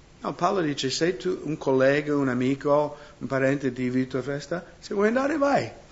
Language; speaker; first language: Italian; non-native, fluent; English